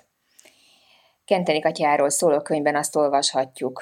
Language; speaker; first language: Hungarian; native; Hungarian